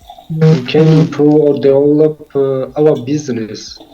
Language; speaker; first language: English; non-native, learner; Tajik